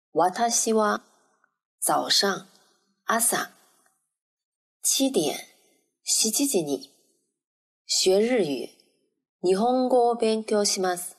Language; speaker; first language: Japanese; non-native, fluent; Chinese